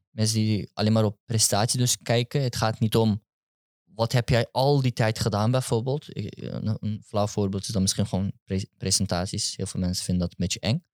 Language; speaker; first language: Dutch; early bilingual, other home language; Turkish